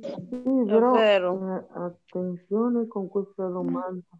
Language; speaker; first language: Italian; non-native, fluent; Spanish